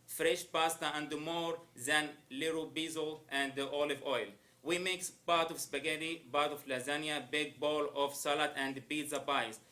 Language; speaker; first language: English; non-native, learner; Arabic